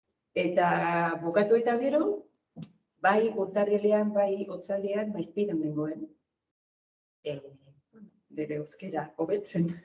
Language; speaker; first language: Basque; non-native, fluent; Spanish